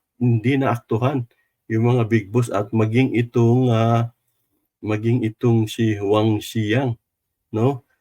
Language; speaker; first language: Filipino; non-native, local second language; Cebuano